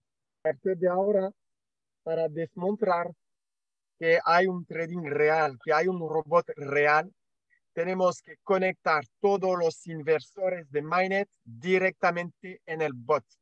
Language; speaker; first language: Spanish; non-native, learner; French